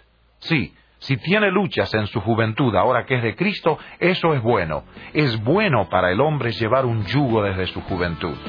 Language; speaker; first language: Spanish; native; Spanish